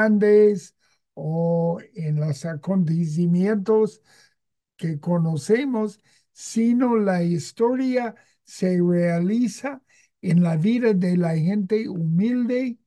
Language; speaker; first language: Spanish; non-native, fluent; English